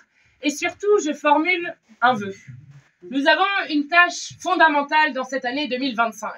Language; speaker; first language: French; native; French